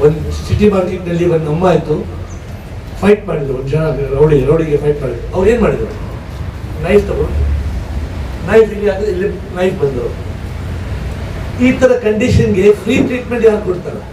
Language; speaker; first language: Kannada; non-native, local second language; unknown